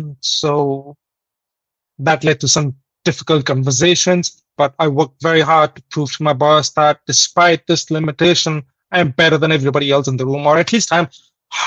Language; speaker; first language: English; non-native, local second language; Hindi